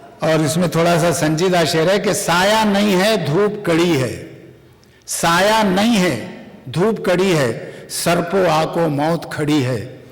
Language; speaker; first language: Urdu; native; Urdu